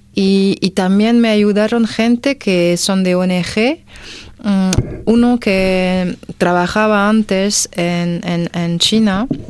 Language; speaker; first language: Spanish; non-native, fluent; French